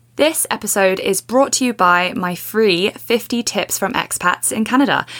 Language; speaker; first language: English; native; English